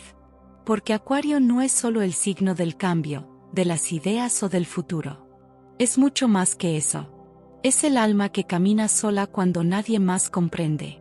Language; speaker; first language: Spanish; native; Spanish